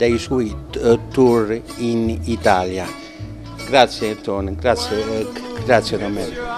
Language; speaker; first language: Italian; non-native, fluent; English